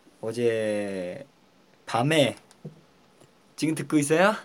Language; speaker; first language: Korean; non-native, fluent; Chinese